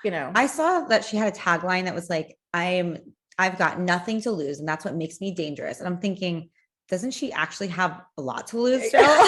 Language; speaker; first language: English; native; English